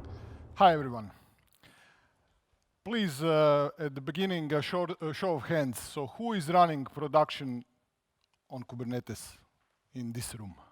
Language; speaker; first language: English; non-native, fluent; Croatian